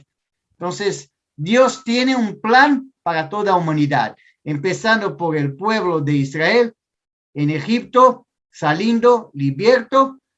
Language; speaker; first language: Spanish; non-native, fluent; Portuguese